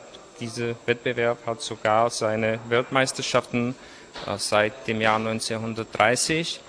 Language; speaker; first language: German; non-native, fluent; Czech